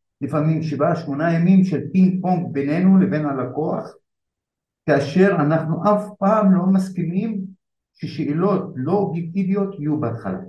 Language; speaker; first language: Hebrew; non-native, local second language; Arabic